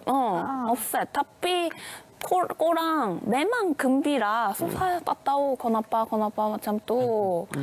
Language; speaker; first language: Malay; non-native, learner; Korean